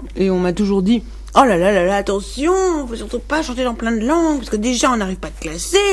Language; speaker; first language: French; non-native, local second language; Arabic